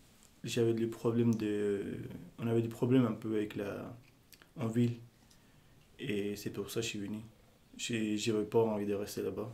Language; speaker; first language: French; non-native, learner; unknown